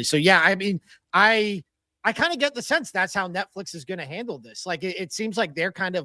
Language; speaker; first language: English; native; English